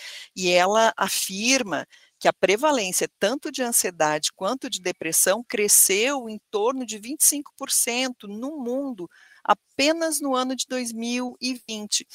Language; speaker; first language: Portuguese; native; Portuguese